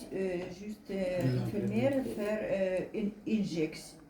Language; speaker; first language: French; non-native, learner; Russian